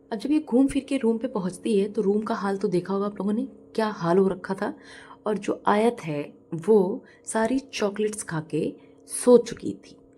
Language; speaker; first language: Hindi; native; Hindi